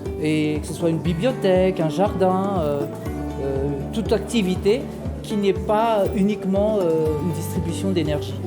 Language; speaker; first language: French; non-native, local second language; Malagasy